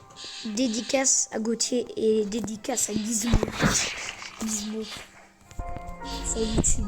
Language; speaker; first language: French; native; French